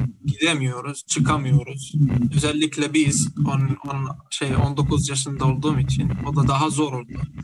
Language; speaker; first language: Turkish; non-native, fluent; Arabic